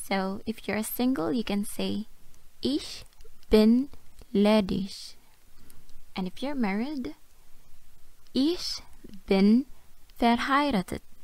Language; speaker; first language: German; non-native, fluent; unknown